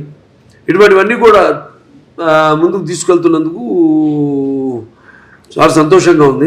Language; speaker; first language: Telugu; native; Telugu